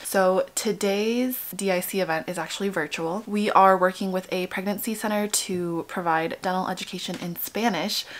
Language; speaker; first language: English; early bilingual, other home language; Spanish